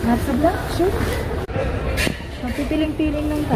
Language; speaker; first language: Arabic; non-native, learner; Filipino